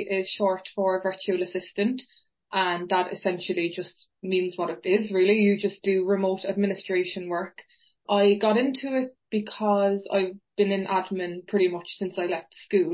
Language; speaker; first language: English; native; English